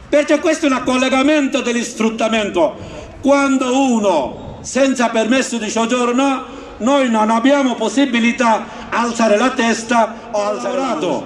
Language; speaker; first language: Italian; non-native, learner; Bangla